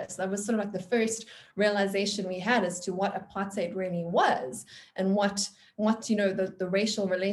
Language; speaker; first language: English; native; English